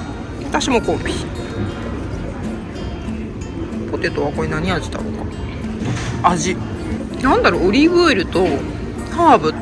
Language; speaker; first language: Japanese; native; Japanese